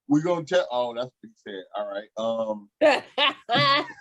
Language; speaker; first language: English; native; English